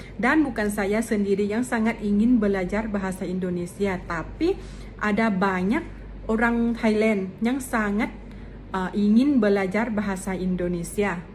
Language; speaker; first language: Indonesian; non-native, fluent; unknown